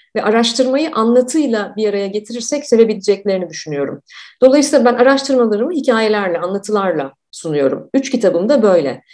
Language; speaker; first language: Turkish; native; Turkish